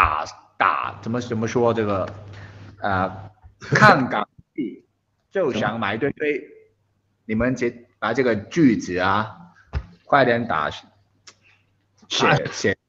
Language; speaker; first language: Chinese; non-native, local second language; Cantonese